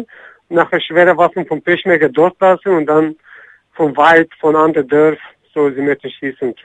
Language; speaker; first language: German; non-native, learner; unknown